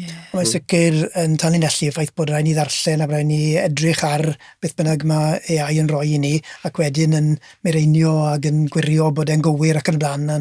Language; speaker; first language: Welsh; native; Welsh